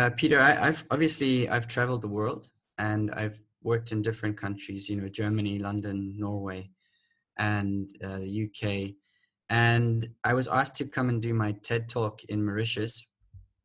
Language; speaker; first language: English; native; English